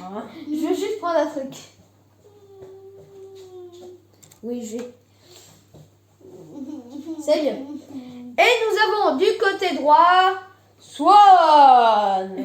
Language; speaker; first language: French; native; French